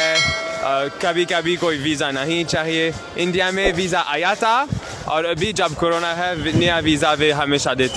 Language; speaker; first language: Hindi; non-native, learner; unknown